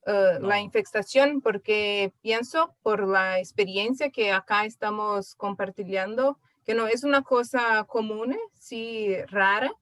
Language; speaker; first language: Spanish; non-native, learner; Portuguese